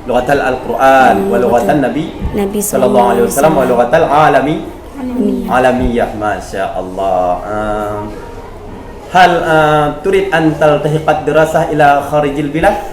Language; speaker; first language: Arabic; non-native, fluent; Indonesian